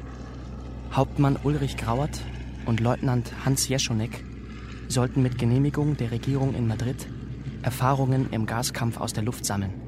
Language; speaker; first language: German; native; German